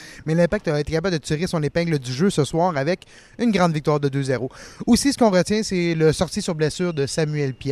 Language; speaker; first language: French; native; French